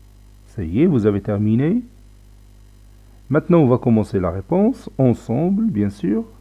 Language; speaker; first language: French; non-native, local second language; Arabic